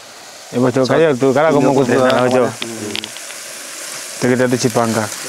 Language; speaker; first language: Vietnamese; non-native, learner; Portuguese